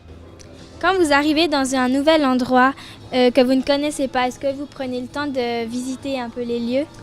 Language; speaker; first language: French; native; French